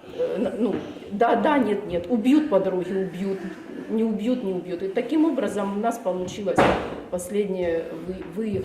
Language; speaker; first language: Russian; native; Russian